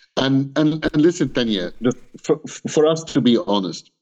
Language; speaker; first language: English; non-native, fluent; Arabic